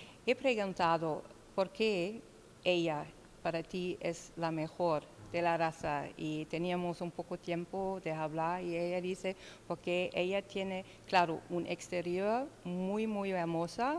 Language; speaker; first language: Spanish; non-native, learner; German